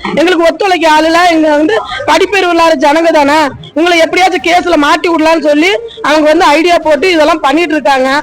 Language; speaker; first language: Tamil; native; Tamil